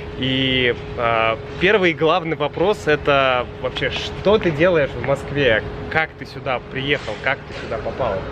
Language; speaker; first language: Russian; native; Russian